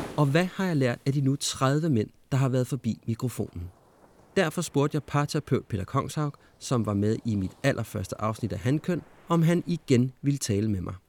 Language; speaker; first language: Danish; native; Danish